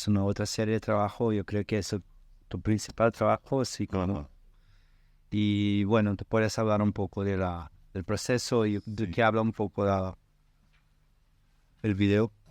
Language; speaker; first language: Spanish; non-native, learner; Portuguese